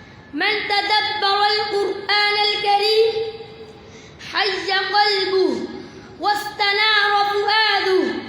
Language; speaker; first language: Arabic; non-native, learner; Urdu